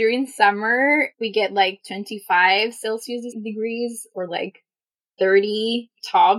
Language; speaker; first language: English; non-native, fluent; Spanish